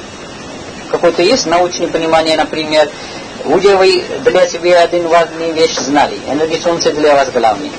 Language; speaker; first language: Russian; non-native, learner; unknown